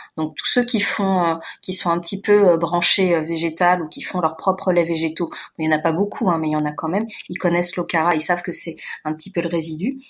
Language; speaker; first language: French; native; French